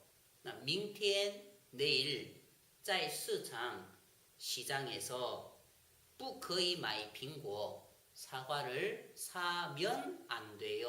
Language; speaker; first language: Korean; non-native, fluent; Chinese